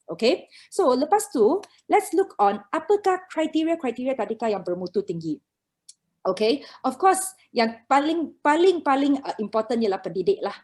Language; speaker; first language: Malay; non-native, local second language; Chinese